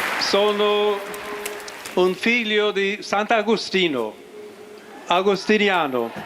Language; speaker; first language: Italian; non-native, fluent; English